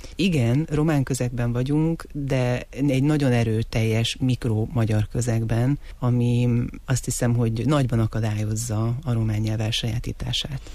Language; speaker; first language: Hungarian; native; Hungarian